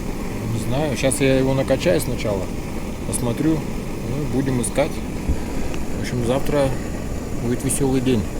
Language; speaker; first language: Russian; native; Russian